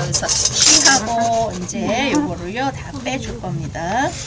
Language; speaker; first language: Korean; native; Korean